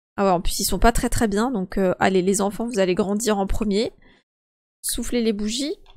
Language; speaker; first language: French; early bilingual, other home language; Polish